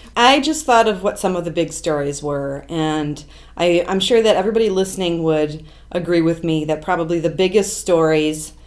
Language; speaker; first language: English; native; English